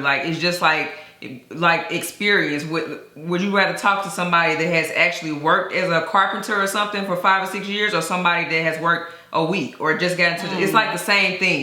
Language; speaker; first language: English; native; English